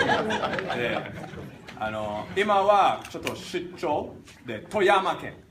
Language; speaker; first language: Japanese; non-native, learner; English